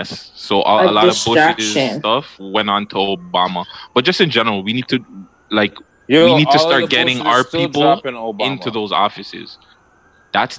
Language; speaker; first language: English; native; English